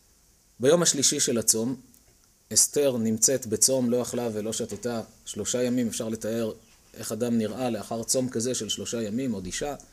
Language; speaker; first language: Hebrew; native; Hebrew